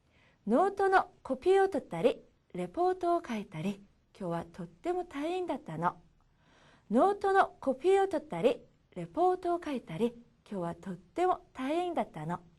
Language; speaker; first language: Japanese; non-native, fluent; Korean